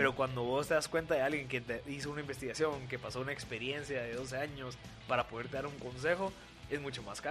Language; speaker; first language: Spanish; native; Spanish